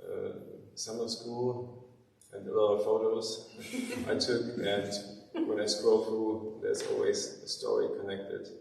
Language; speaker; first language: English; non-native, fluent; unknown